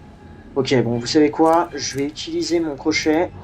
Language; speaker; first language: French; native; French